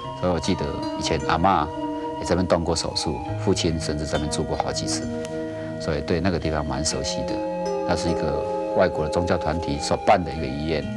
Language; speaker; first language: Chinese; native; Chinese